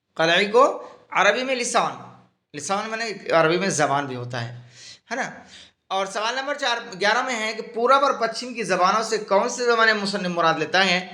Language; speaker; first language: Urdu; native; Urdu